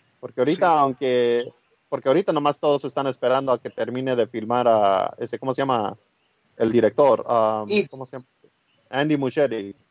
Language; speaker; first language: Spanish; early bilingual, heritage; Spanish